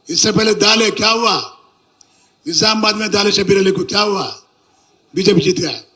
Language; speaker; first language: Hindi; non-native, local second language; Telugu